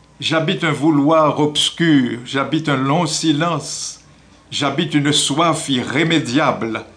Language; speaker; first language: French; non-native, local second language; Haitian Creole